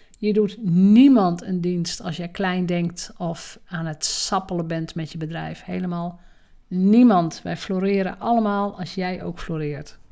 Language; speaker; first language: Dutch; native; Dutch